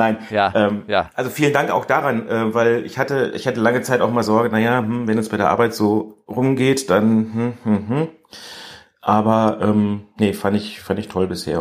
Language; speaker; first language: German; native; German